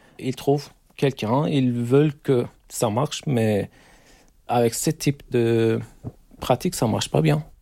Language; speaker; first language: French; non-native, learner; Turkish